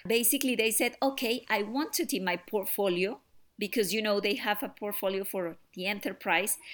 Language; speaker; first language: English; non-native, fluent; Spanish